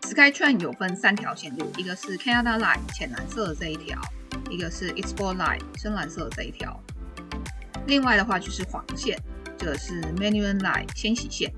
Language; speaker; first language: Chinese; native; Chinese